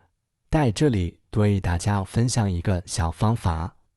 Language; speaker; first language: Chinese; native; Chinese